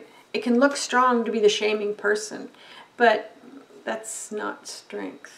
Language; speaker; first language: English; native; English